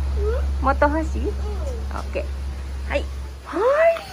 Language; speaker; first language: Japanese; non-native, learner; Filipino